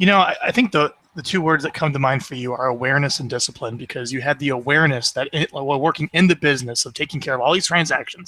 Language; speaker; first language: English; native; English